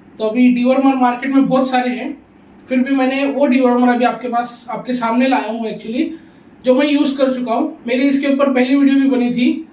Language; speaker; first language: Hindi; non-native, local second language; Urdu